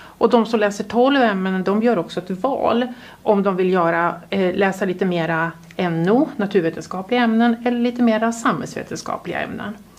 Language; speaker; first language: Swedish; native; Swedish